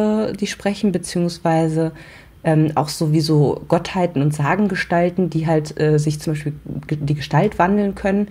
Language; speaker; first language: German; native; German